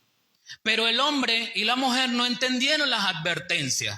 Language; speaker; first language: Spanish; native; Spanish